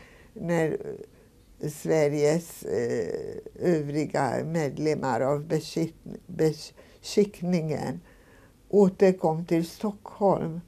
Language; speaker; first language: Swedish; non-native, fluent; Hungarian